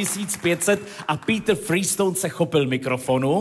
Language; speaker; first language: Czech; native; Czech